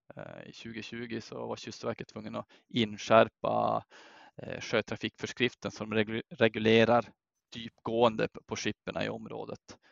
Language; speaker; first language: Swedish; native; Swedish